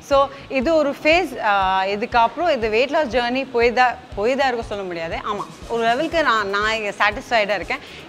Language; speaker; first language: Tamil; non-native, local second language; Assamese